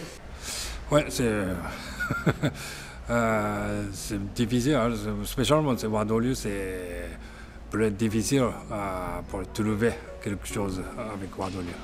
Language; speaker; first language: French; non-native, learner; Japanese